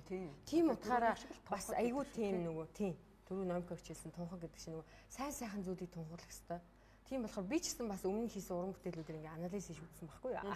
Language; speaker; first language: Mongolian; native; Mongolian